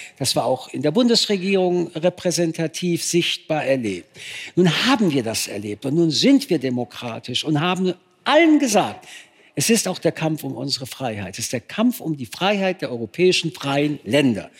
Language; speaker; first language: German; early bilingual, other home language; Polish